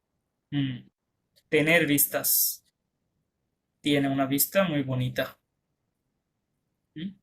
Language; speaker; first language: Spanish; non-native, fluent; Bangla